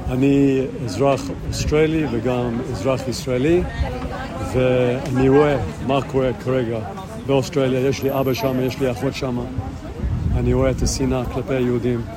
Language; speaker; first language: Hebrew; early bilingual, heritage; English